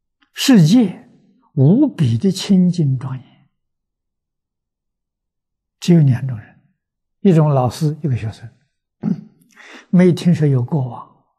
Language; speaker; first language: Chinese; native; Chinese